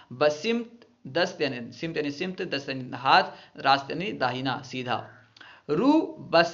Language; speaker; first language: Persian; non-native, fluent; Urdu